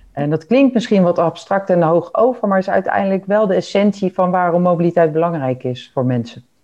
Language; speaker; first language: Dutch; native; Dutch